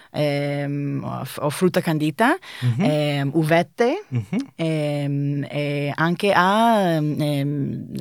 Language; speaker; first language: Italian; non-native, learner; English